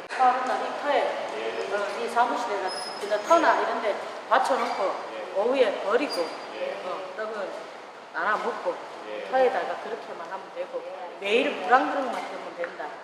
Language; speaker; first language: Korean; native; Korean